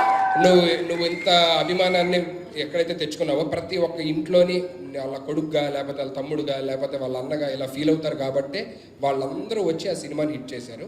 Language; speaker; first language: Telugu; native; Telugu